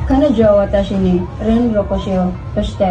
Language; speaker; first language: Japanese; non-native, learner; Filipino